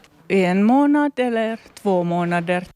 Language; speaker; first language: Swedish; non-native, local second language; Finnish